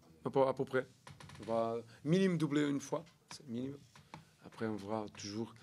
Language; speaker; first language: French; non-native, learner; Portuguese